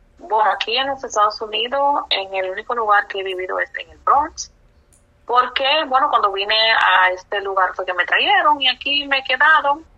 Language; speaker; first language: Spanish; native; Spanish